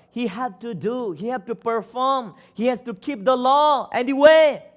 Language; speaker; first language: English; non-native, learner; Nepali